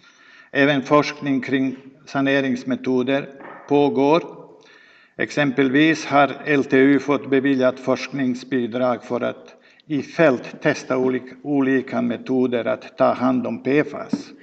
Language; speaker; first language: Swedish; non-native, fluent; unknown